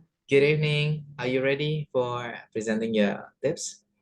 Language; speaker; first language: English; non-native, fluent; Indonesian